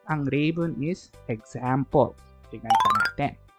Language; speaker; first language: English; non-native, local second language; Filipino